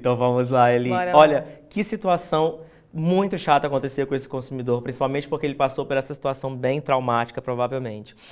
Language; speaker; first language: Portuguese; native; Portuguese